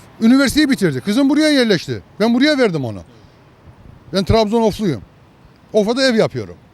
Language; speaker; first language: Turkish; native; Turkish